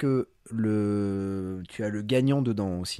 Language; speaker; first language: French; native; French